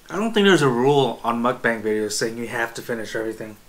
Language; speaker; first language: English; native; English